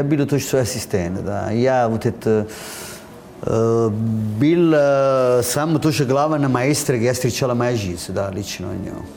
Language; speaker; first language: Russian; non-native, learner; Italian